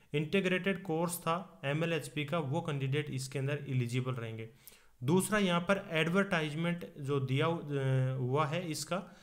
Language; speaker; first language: Hindi; native; Hindi